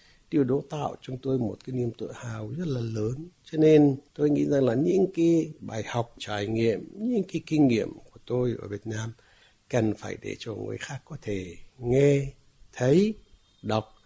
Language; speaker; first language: Vietnamese; non-native, fluent; Arabic